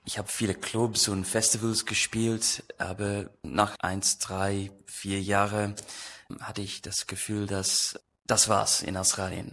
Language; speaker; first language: German; non-native, learner; English